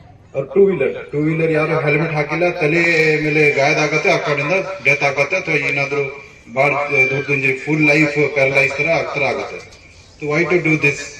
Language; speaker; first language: Kannada; non-native, fluent; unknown